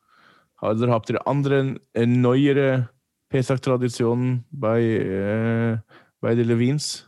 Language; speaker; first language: German; non-native, fluent; English